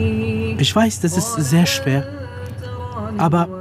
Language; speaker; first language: German; non-native, fluent; Kurdish